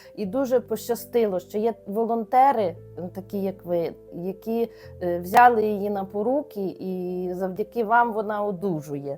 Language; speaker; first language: Ukrainian; native; Ukrainian